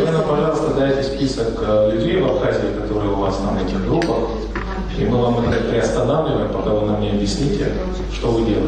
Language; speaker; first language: Russian; native; Russian